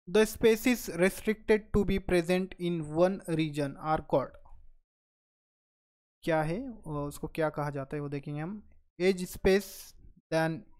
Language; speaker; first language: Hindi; non-native, local second language; Marathi